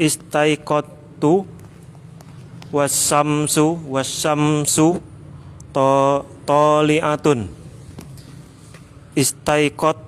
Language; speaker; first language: Arabic; non-native, learner; Indonesian